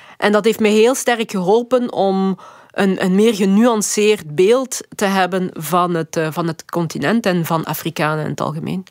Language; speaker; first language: Dutch; early bilingual, other home language; Lingala